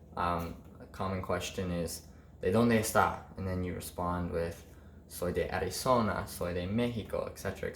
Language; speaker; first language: Spanish; non-native, learner; English